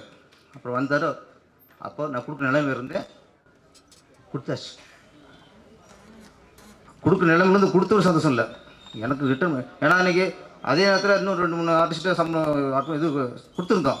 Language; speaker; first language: Tamil; native; Tamil